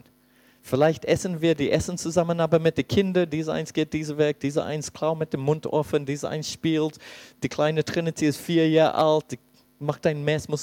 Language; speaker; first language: German; non-native, fluent; English